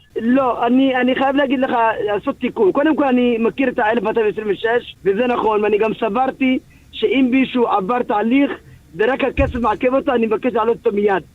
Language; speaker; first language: Hebrew; early bilingual, other home language; Amharic